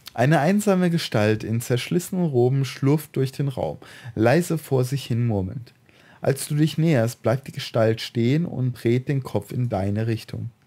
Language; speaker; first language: German; native; German